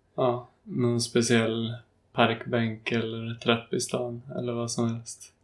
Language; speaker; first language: Swedish; native; Swedish